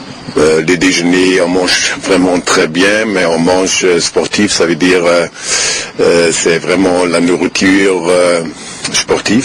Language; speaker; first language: French; non-native, fluent; German